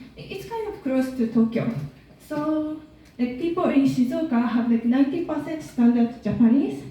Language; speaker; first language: English; non-native, learner; Japanese